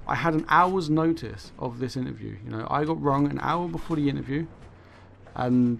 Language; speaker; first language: English; native; English